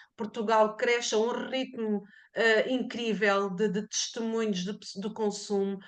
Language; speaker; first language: Portuguese; native; Portuguese